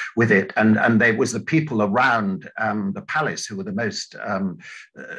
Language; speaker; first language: English; native; English